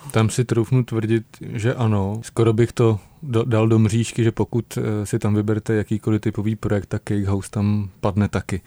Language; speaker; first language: Czech; native; Czech